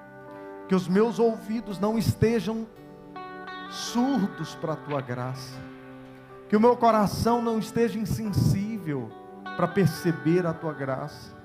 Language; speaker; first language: Portuguese; native; Portuguese